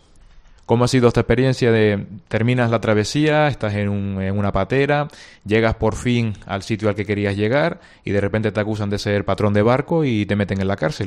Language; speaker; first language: Spanish; native; Spanish